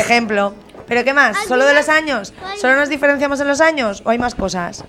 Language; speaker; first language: Spanish; native; Spanish